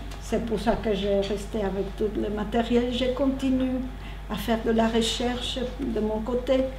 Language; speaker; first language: French; non-native, learner; Spanish